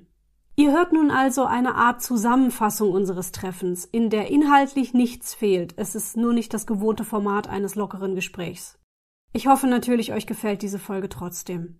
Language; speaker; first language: German; native; German